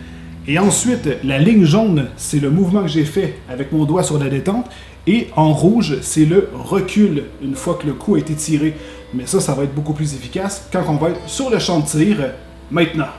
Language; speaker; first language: French; native; French